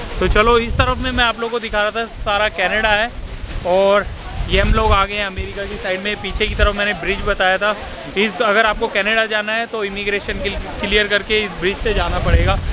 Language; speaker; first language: Hindi; native; Hindi